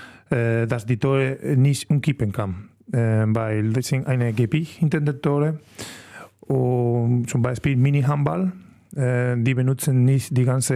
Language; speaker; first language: German; non-native, learner; Spanish